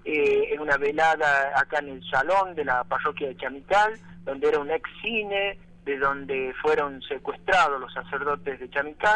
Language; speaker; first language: Spanish; native; Spanish